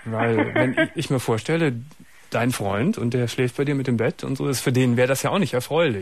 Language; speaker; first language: German; native; German